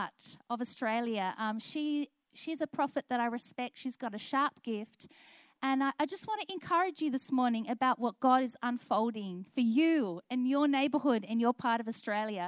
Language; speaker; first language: English; native; English